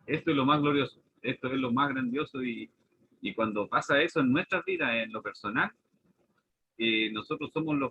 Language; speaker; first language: Spanish; native; Spanish